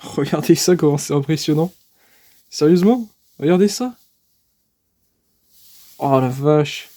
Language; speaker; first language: French; native; French